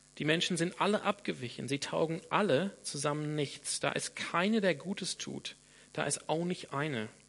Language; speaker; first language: German; non-native, fluent; English